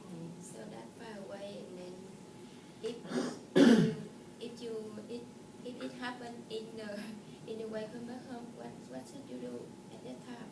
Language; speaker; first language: English; non-native, learner; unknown